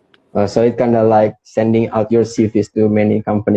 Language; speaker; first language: English; non-native, fluent; Indonesian